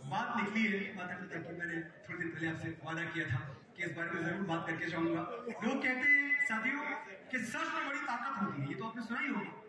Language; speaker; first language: Hindi; native; Hindi